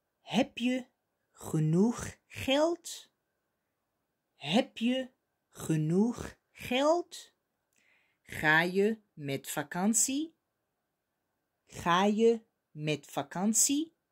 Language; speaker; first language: Dutch; non-native, fluent; Arabic